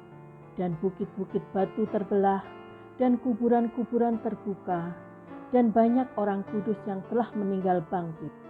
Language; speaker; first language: Indonesian; native; Indonesian